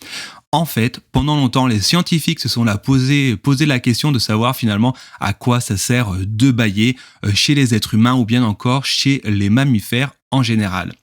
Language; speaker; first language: French; native; French